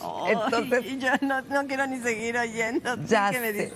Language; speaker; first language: Spanish; native; Spanish